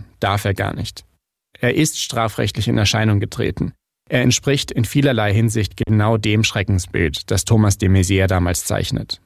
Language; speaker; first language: German; native; German